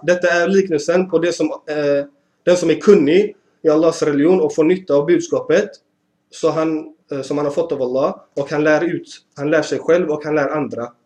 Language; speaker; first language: Swedish; early bilingual, other home language; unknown